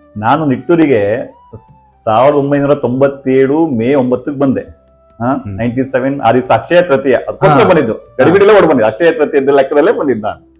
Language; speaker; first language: Kannada; native; Kannada